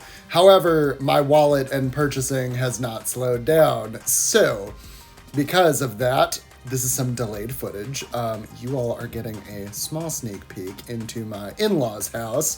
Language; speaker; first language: English; native; English